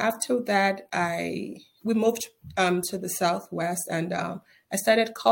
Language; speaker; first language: English; non-native, local second language; Yoruba